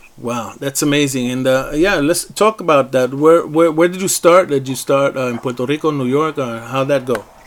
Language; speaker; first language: English; early bilingual, other home language; Spanish